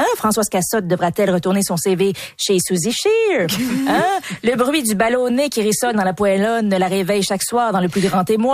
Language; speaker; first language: French; native; French